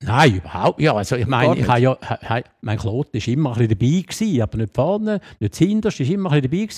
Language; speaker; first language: German; native; German